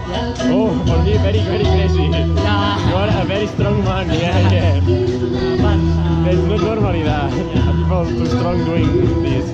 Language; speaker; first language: English; non-native, learner; Catalan